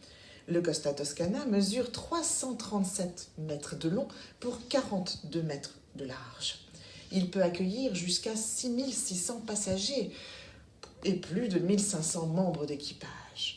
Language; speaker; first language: French; native; French